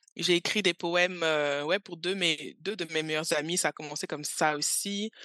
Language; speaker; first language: French; early bilingual, other home language; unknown